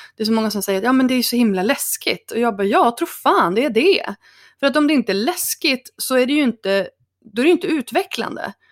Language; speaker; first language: Swedish; native; Swedish